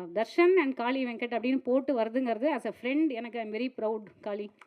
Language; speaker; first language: Tamil; native; Tamil